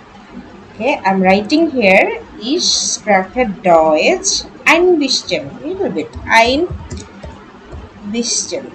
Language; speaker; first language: German; non-native, learner; Bangla